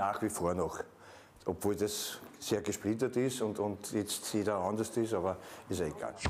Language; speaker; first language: German; native; German